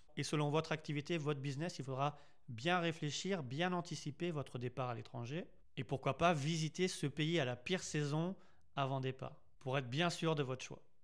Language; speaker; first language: French; native; French